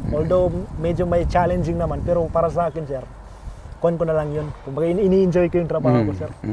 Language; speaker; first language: Filipino; non-native, local second language; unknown